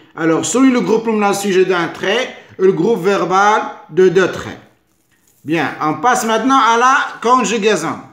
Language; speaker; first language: French; non-native, local second language; Arabic